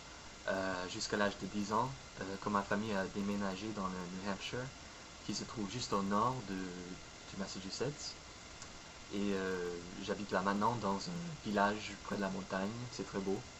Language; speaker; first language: French; non-native, fluent; English